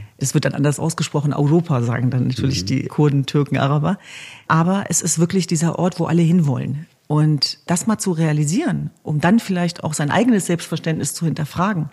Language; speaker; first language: German; early bilingual, other home language; Kurdish